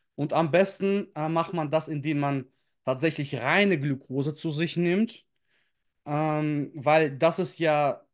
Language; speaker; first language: German; early bilingual, other home language; Russian